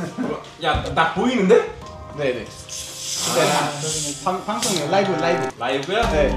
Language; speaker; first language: Korean; non-native, learner; Nepali